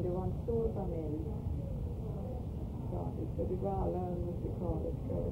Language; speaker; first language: Swedish; early bilingual, heritage; Swedish